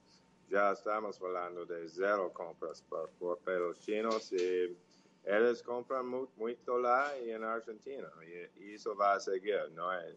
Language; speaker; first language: Portuguese; non-native, fluent; English